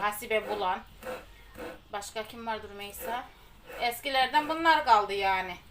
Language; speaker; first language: Turkish; native; Turkish